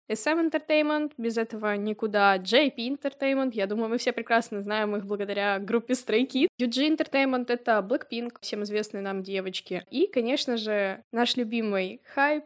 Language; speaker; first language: Russian; native; Russian